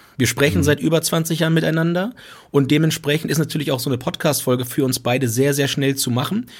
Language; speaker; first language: German; native; German